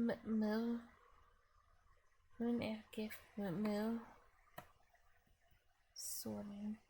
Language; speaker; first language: Danish; non-native, learner; English